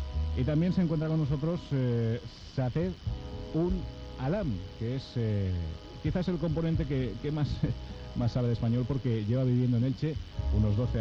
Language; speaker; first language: Spanish; native; Spanish